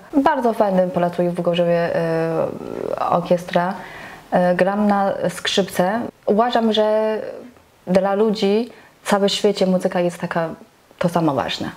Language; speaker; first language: Polish; non-native, learner; Chinese